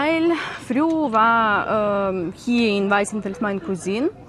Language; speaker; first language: German; non-native, learner; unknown